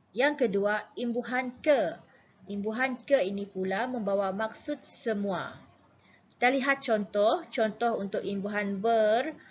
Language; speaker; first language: Malay; native; Malay